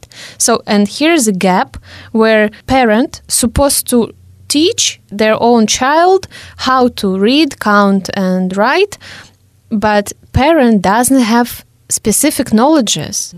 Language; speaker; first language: English; non-native, fluent; Hungarian